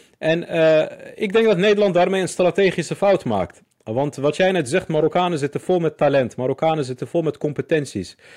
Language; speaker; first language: Dutch; early bilingual, other home language; Arabic